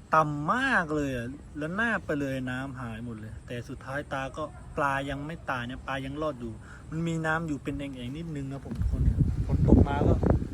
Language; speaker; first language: Thai; native; Thai